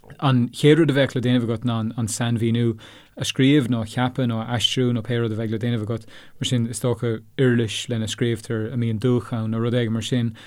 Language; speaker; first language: Irish; non-native, local second language; English